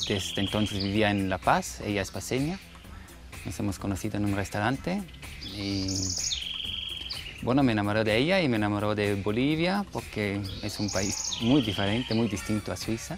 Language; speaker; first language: Spanish; non-native, fluent; German